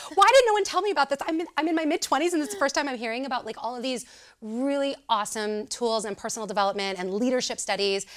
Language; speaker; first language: English; native; English